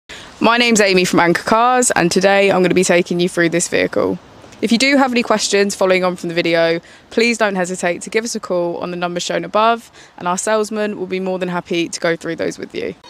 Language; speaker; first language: English; native; English